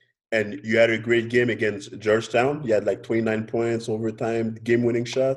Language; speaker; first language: English; non-native, fluent; French